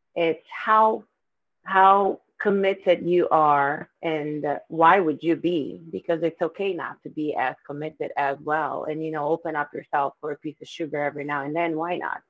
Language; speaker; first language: English; non-native, fluent; Portuguese